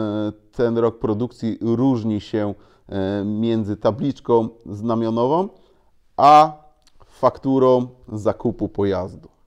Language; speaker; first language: Polish; native; Polish